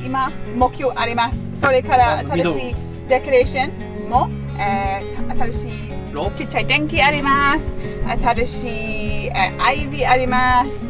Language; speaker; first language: Japanese; non-native, learner; English